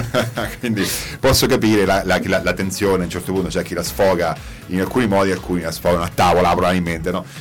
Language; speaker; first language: Italian; native; Italian